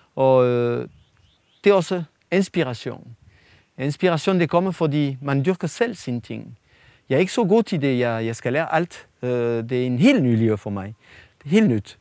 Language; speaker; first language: Danish; non-native, fluent; French